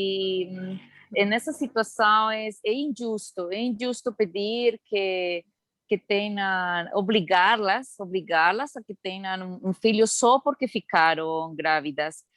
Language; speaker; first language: Portuguese; non-native, learner; Spanish